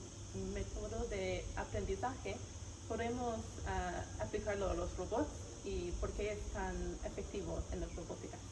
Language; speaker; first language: Spanish; non-native, learner; English